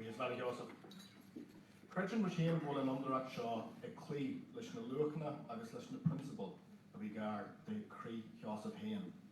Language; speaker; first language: Irish; native; Irish